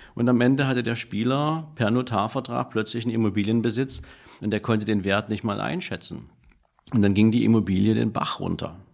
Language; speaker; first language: German; native; German